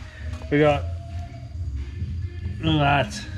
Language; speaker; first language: English; native; English